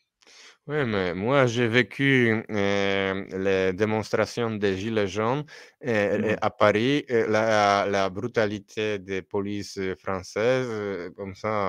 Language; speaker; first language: French; non-native, fluent; Polish